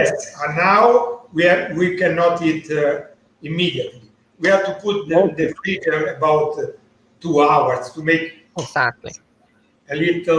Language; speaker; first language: English; non-native, learner; Italian